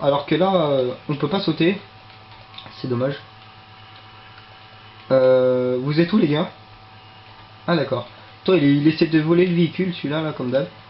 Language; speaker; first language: French; native; French